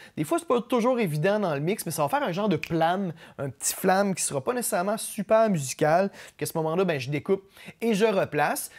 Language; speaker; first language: French; native; French